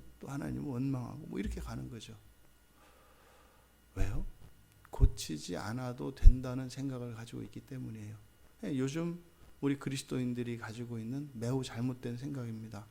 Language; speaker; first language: Korean; native; Korean